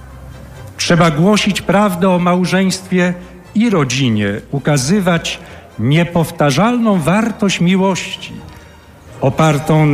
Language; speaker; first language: Polish; native; Polish